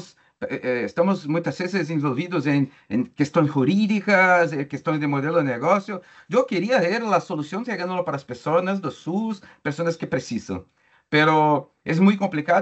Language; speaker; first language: Spanish; non-native, learner; Portuguese